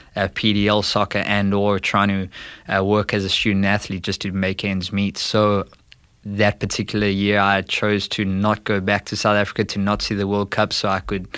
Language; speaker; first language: English; native; English